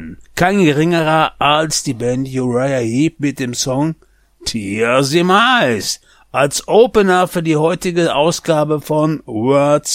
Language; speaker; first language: German; native; German